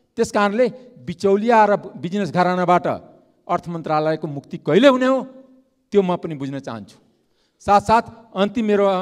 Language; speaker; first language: Nepali; non-native, local second language; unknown